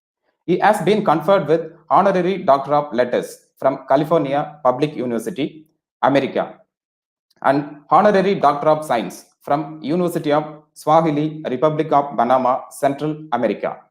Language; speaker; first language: English; non-native, local second language; Tamil